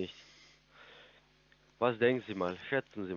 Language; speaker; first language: German; non-native, fluent; Russian